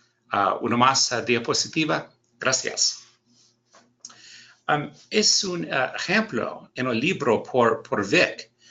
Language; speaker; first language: Spanish; non-native, learner; English